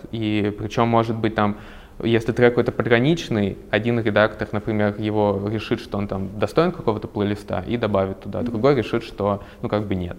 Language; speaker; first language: Russian; native; Russian